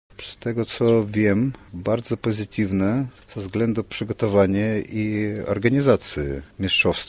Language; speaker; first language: Polish; non-native, fluent; Russian